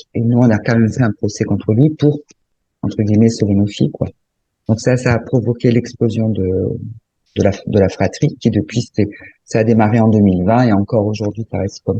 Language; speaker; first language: French; native; French